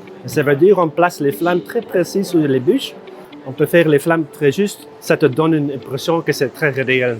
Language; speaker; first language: French; non-native, fluent; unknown